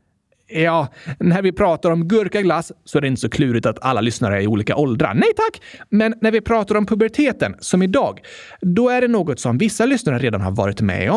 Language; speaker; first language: Swedish; native; Swedish